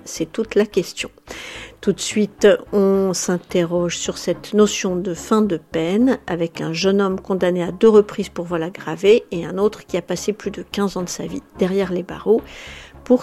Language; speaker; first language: French; native; French